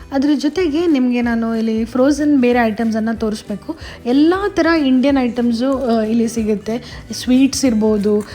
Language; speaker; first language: Kannada; non-native, local second language; Konkani